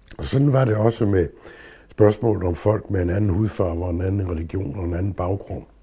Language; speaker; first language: Danish; native; Danish